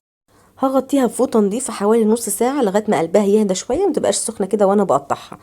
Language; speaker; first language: Arabic; native; Arabic